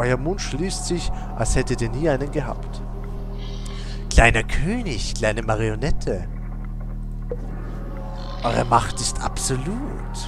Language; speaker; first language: German; native; German